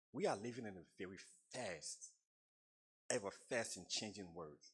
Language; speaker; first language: English; non-native, fluent; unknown